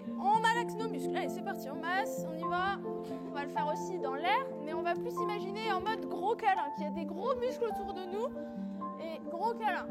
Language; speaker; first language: French; native; French